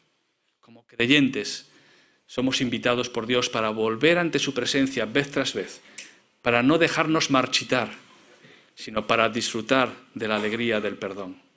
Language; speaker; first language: Spanish; native; Spanish